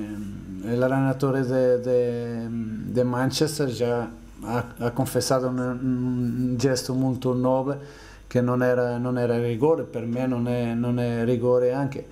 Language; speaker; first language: Italian; non-native, fluent; Portuguese